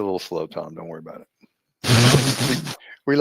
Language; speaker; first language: English; native; English